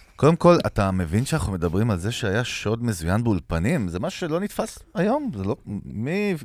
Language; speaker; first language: Hebrew; native; Hebrew